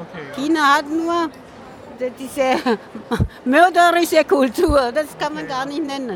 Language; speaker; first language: German; non-native, learner; Min Nan Chinese